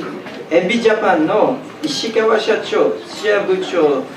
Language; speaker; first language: Japanese; non-native, fluent; French